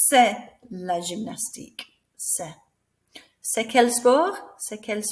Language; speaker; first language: French; non-native, fluent; English